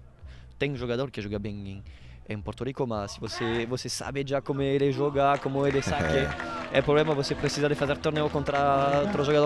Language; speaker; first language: Portuguese; non-native, learner; French